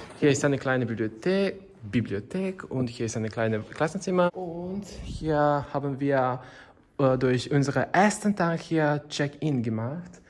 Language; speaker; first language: German; non-native, learner; Serbian